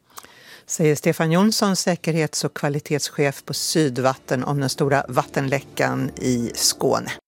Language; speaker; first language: Swedish; native; Swedish